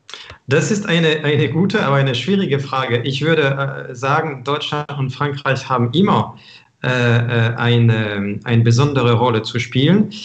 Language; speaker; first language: German; non-native, fluent; French